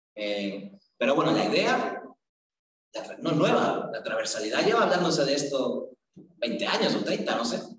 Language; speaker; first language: Spanish; native; Spanish